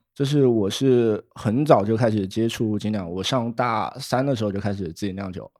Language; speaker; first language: Chinese; native; Chinese